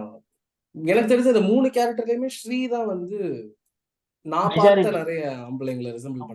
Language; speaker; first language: Tamil; native; Tamil